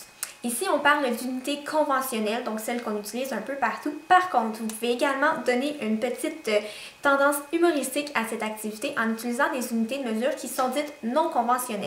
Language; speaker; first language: French; native; French